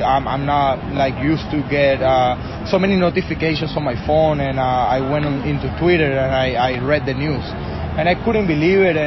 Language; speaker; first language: English; non-native, fluent; Spanish